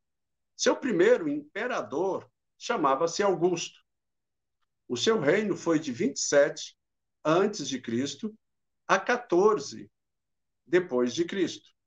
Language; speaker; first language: Portuguese; native; Portuguese